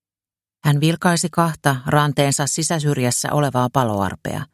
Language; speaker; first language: Finnish; native; Finnish